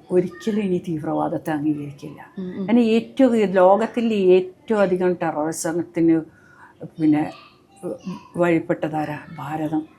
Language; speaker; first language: Malayalam; native; Malayalam